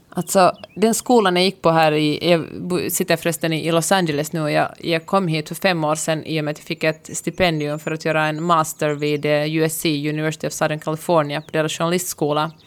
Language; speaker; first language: Swedish; native; Swedish